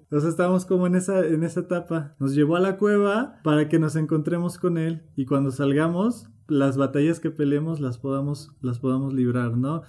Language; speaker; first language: Spanish; native; Spanish